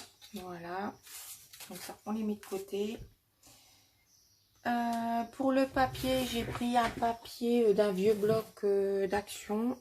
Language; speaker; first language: French; native; French